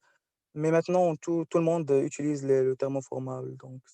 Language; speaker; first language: French; non-native, local second language; Arabic